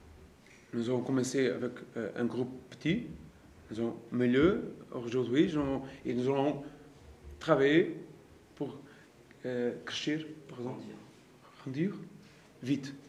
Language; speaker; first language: French; non-native, learner; Portuguese